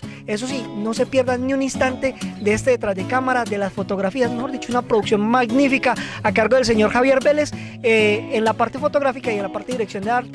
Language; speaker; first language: Spanish; native; Spanish